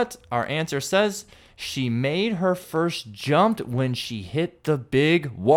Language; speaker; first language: English; native; English